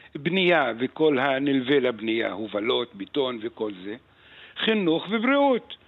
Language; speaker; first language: Hebrew; non-native, local second language; Arabic